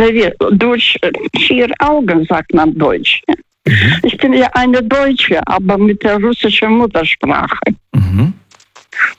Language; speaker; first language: German; non-native, fluent; Russian